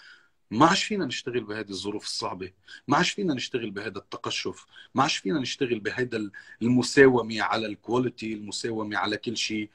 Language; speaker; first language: Arabic; native; Arabic